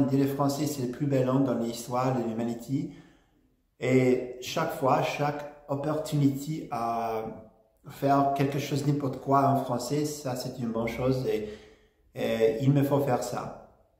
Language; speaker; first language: French; non-native, learner; English